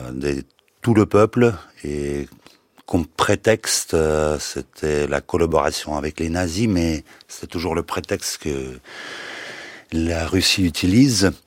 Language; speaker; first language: French; non-native, fluent; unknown